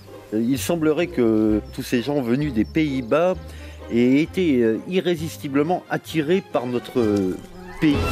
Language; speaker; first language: French; native; French